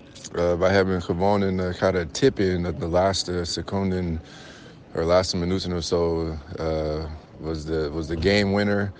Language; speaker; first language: Dutch; non-native, fluent; English